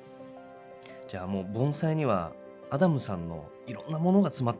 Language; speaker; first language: Japanese; native; Japanese